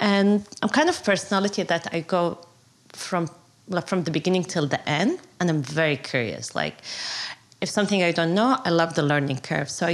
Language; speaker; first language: English; non-native, fluent; Arabic